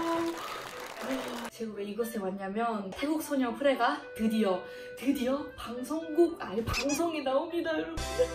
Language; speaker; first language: Korean; non-native, fluent; Thai